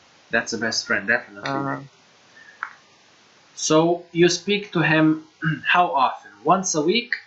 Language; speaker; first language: English; non-native, fluent; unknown